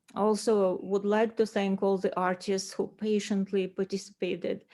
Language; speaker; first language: English; non-native, fluent; Russian